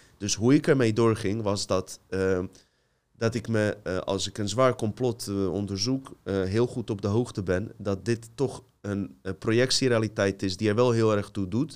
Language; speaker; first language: Dutch; native; Dutch